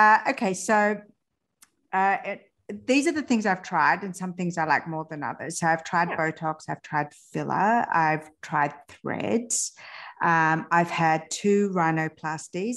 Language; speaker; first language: English; early bilingual, other home language; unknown